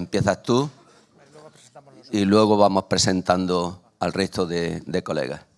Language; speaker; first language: Spanish; native; Spanish